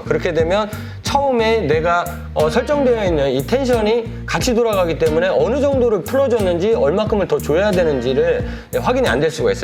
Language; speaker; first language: Korean; native; Korean